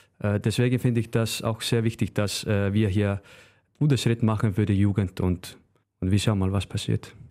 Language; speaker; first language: German; non-native, learner; Icelandic